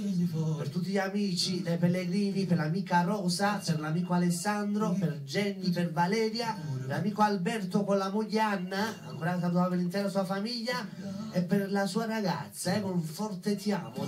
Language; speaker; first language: Italian; native; Italian